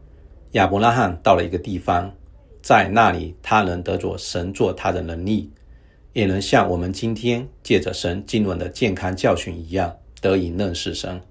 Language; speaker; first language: Chinese; native; Chinese